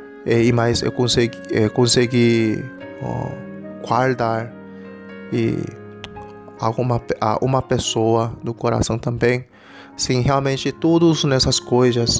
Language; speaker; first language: Portuguese; non-native, learner; Korean